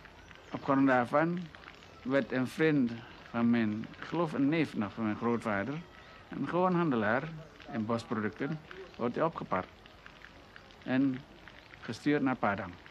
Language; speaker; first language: Dutch; non-native, local second language; Indonesian